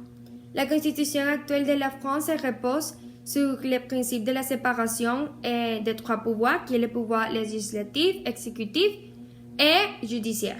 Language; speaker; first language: French; non-native, learner; Spanish